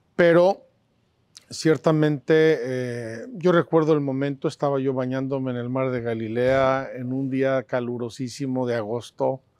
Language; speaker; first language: Spanish; native; Spanish